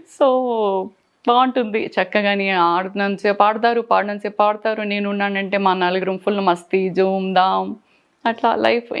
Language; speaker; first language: Telugu; native; Telugu